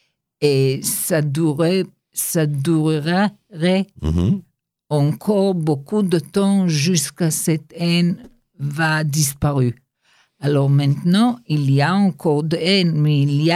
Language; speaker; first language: French; non-native, learner; Hebrew